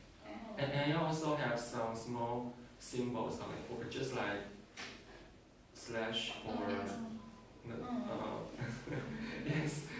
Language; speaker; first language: English; non-native, learner; Chinese